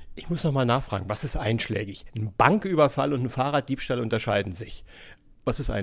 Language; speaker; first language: German; native; German